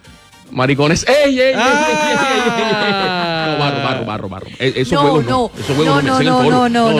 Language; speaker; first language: Spanish; native; Spanish